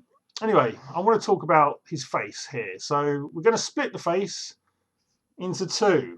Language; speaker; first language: English; native; English